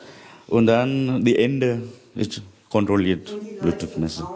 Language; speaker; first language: German; non-native, learner; Sinhala